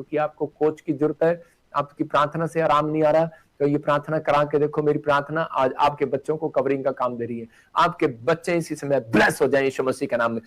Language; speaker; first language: Hindi; non-native, local second language; Punjabi